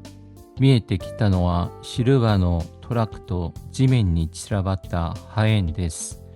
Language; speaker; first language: Japanese; non-native, fluent; Korean